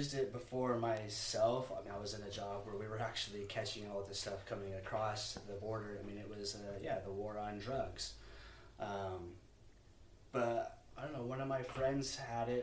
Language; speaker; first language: English; native; English